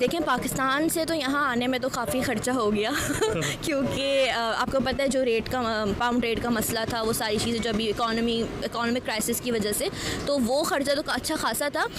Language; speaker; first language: Urdu; native; Urdu